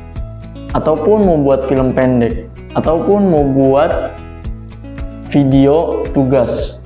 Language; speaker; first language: Indonesian; native; Indonesian